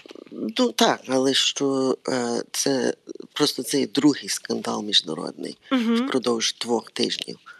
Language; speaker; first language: Ukrainian; early bilingual, heritage; Ukrainian